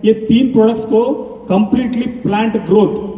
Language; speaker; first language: Hindi; non-native, local second language; Telugu